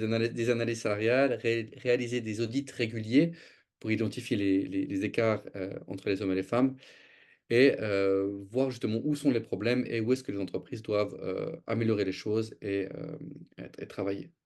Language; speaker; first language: French; native; French